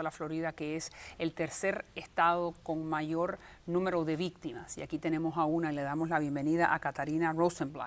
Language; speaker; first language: Spanish; native; Spanish